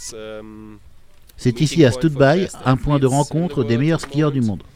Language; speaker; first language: French; non-native, fluent; German